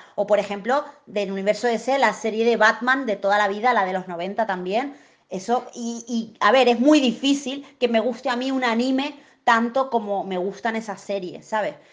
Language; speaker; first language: Spanish; native; Spanish